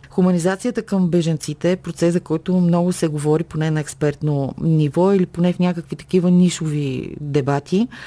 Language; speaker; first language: Bulgarian; native; Bulgarian